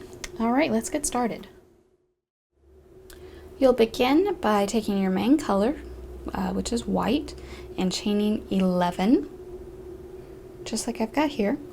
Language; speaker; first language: English; native; English